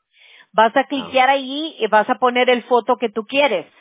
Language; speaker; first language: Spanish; early bilingual, heritage; Spanish